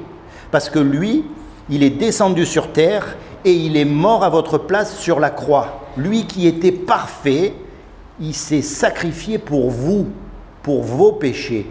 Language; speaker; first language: French; native; French